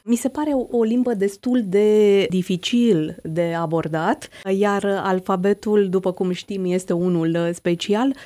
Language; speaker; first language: Romanian; native; Romanian